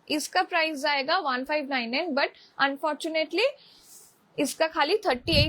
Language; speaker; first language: Hindi; non-native, local second language; Bangla